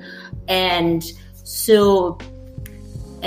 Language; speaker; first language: English; non-native, fluent; German